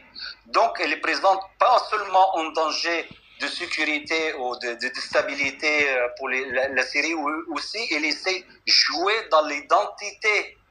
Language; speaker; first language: French; non-native, fluent; Arabic